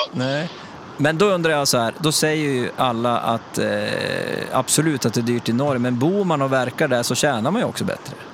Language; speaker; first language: Swedish; native; Swedish